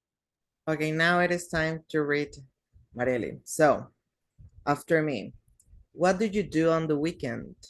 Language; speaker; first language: English; non-native, fluent; Spanish